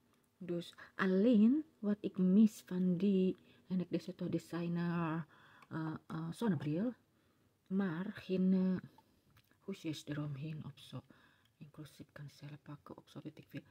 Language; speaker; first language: Dutch; non-native, learner; Indonesian